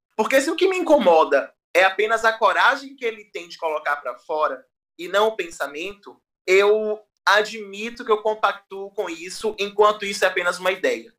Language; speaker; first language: Portuguese; native; Portuguese